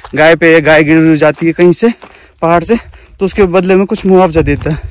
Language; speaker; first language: Hindi; native; Hindi